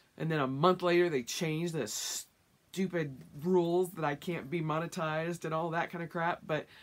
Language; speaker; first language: English; native; English